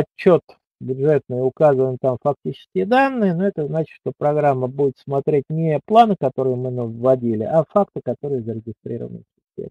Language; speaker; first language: Russian; native; Russian